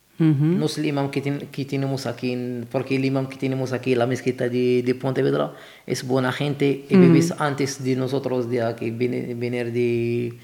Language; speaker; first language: Spanish; non-native, learner; Arabic